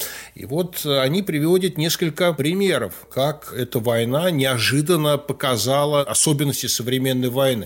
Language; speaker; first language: Russian; native; Russian